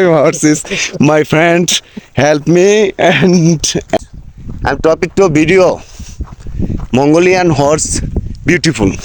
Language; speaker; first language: English; non-native, learner; Bangla